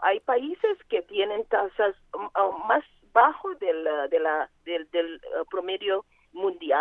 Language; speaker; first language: Spanish; non-native, fluent; Portuguese